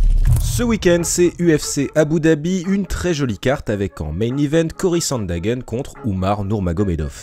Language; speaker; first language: French; native; French